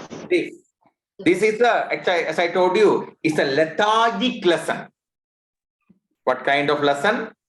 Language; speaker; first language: English; non-native, local second language; Tamil